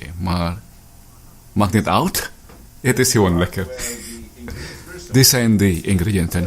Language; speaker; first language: Dutch; non-native, fluent; Filipino